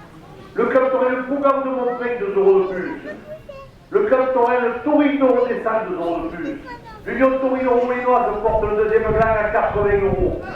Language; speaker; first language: French; native; French